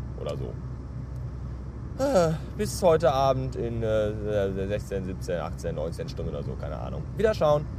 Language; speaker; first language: German; native; German